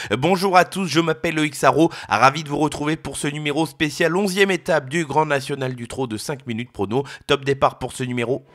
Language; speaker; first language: French; native; French